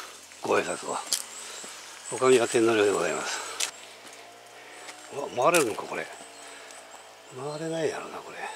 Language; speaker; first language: Japanese; native; Japanese